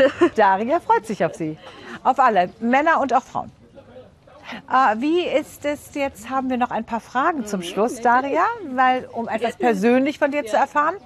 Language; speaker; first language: German; native; German